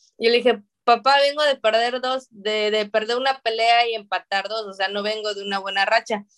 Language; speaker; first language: Spanish; native; Spanish